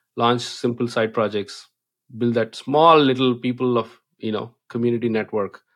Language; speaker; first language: English; non-native, local second language; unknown